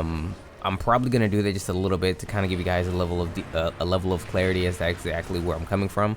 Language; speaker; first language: English; native; English